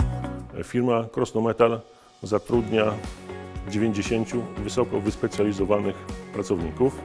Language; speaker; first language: Polish; native; Polish